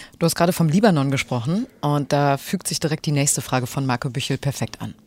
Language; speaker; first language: German; native; German